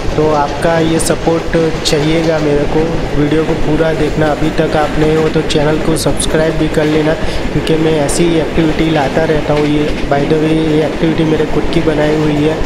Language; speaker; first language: Hindi; non-native, local second language; Gujarati